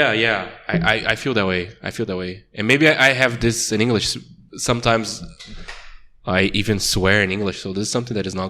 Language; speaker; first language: English; non-native, fluent; Portuguese